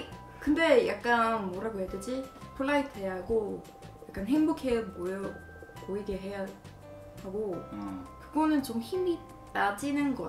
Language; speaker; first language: Korean; non-native, fluent; Swedish